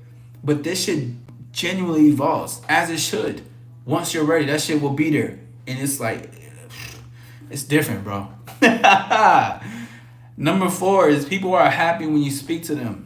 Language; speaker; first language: English; native; English